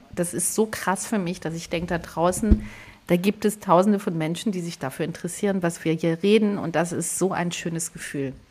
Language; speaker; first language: German; early bilingual, other home language; Greek